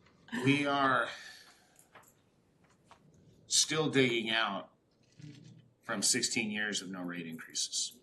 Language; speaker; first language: English; native; English